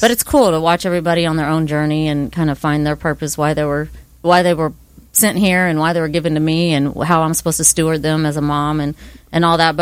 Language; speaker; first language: English; native; English